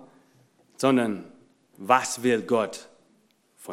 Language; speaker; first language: German; non-native, fluent; English